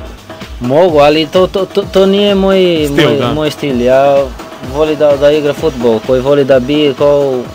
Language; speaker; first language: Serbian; non-native, learner; Portuguese